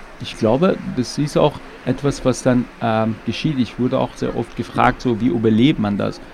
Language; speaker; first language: German; non-native, fluent; Persian